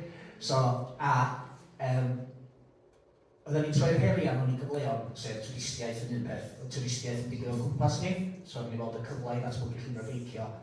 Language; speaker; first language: Welsh; native; Welsh